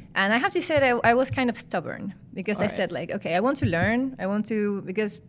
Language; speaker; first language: English; non-native, fluent; Spanish